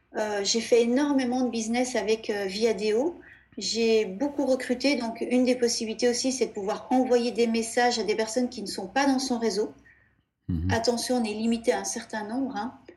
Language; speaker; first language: French; native; French